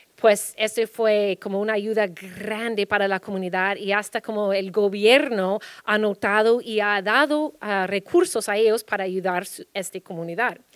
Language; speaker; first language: Spanish; early bilingual, heritage; Spanish